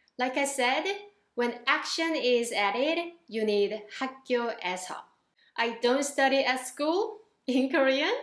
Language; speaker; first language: English; non-native, fluent; Korean